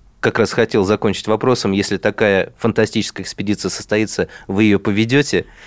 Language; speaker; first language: Russian; native; Russian